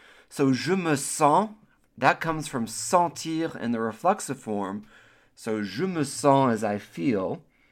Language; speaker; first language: English; native; English